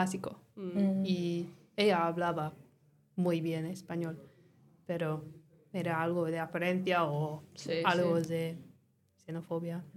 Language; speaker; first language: Spanish; non-native, learner; English